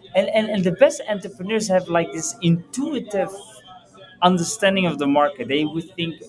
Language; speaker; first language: English; early bilingual, heritage; Dutch